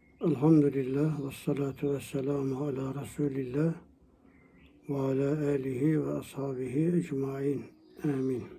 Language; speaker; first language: Turkish; native; Turkish